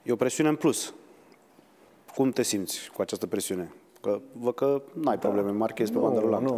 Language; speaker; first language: Romanian; native; Romanian